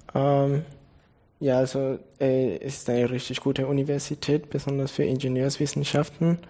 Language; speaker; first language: German; non-native, fluent; Spanish